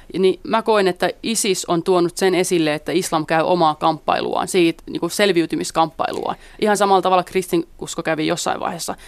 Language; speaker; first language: Finnish; early bilingual, other home language; Central Kurdish